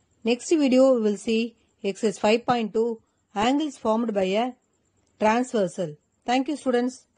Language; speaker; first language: English; non-native, local second language; Tamil